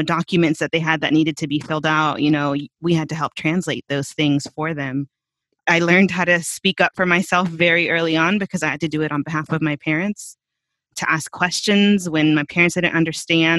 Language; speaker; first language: English; early bilingual, other home language; Spanish